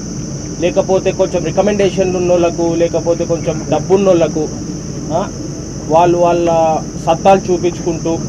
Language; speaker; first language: Telugu; native; Telugu